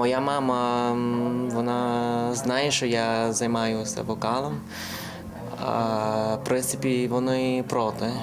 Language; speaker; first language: Ukrainian; non-native, learner; Vietnamese